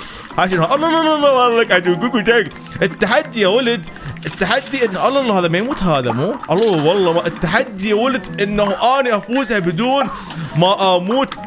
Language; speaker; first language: Arabic; native; Arabic